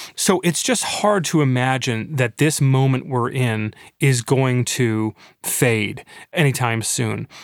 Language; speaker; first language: English; native; English